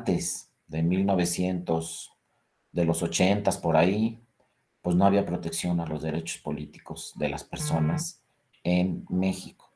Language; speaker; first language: Spanish; native; Spanish